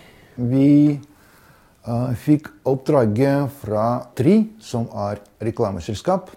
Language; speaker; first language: Norwegian; non-native, fluent; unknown